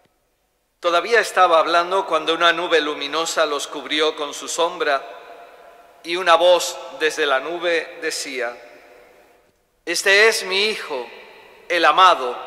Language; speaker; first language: Spanish; native; Spanish